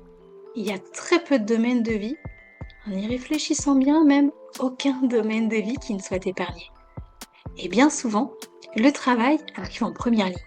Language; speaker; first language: French; native; French